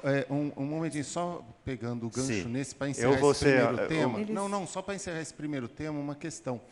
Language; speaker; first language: Portuguese; native; Portuguese